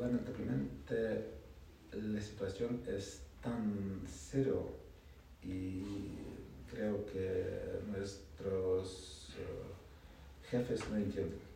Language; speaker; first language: Spanish; non-native, learner; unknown